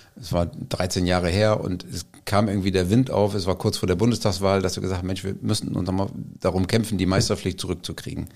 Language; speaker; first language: German; native; German